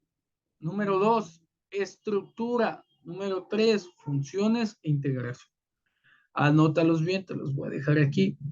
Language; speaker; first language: Spanish; native; Spanish